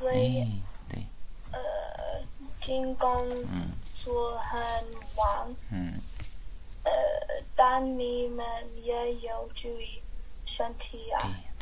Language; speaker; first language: Chinese; non-native, learner; English